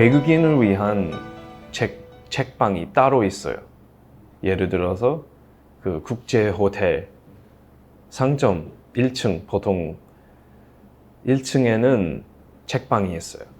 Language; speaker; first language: Korean; non-native, fluent; English